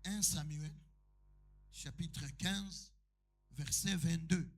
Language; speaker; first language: French; non-native, local second language; Swahili